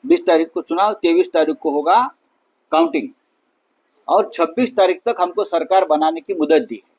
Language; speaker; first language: Hindi; non-native, local second language; Marathi